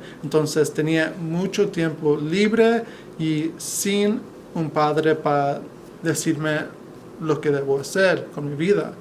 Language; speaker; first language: Spanish; non-native, fluent; English